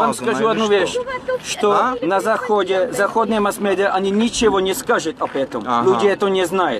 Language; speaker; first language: Russian; non-native, learner; Czech